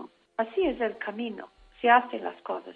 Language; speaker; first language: Spanish; non-native, fluent; English